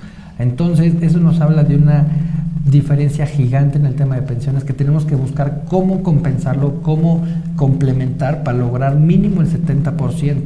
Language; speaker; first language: Spanish; native; Spanish